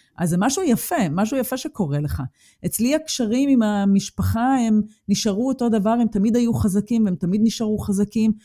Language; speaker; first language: Hebrew; native; Hebrew